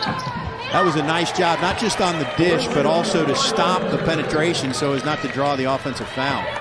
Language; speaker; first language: English; native; English